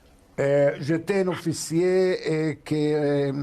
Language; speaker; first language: French; non-native, fluent; Hebrew